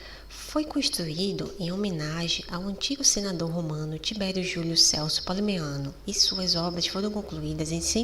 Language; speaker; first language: Portuguese; native; Portuguese